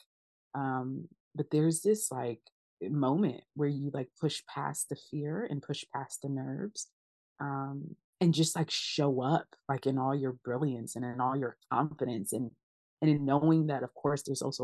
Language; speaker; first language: English; early bilingual, other home language; Akan